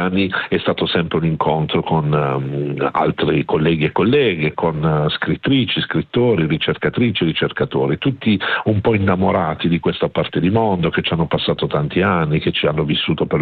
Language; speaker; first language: Italian; native; Italian